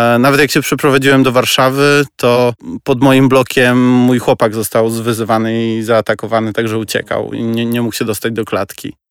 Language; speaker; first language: Polish; non-native, fluent; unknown